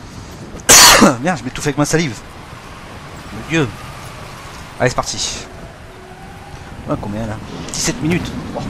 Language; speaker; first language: French; native; French